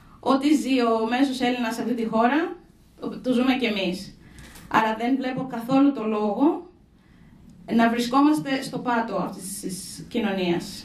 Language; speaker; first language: Greek; non-native, fluent; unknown